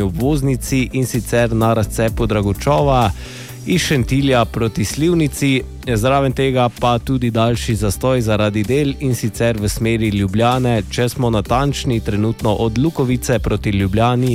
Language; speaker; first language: Slovenian; native; Slovenian